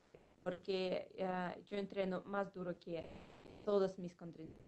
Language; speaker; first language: Spanish; non-native, fluent; Russian